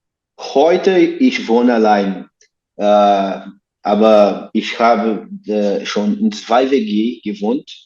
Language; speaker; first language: German; non-native, learner; Portuguese